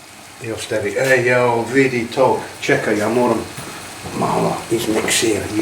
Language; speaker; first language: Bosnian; non-native, learner; English